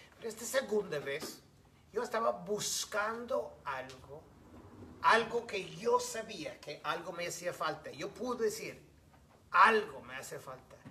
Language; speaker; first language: Spanish; non-native, fluent; English